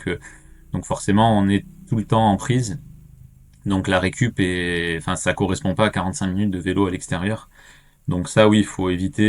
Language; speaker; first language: French; native; French